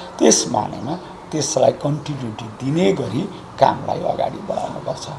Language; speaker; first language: Nepali; native; Nepali